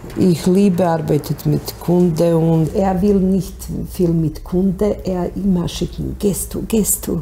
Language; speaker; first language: German; non-native, learner; Bosnian